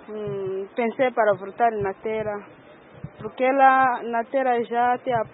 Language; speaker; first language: Portuguese; non-native, local second language; Kinyarwanda